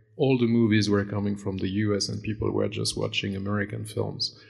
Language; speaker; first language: English; non-native, fluent; German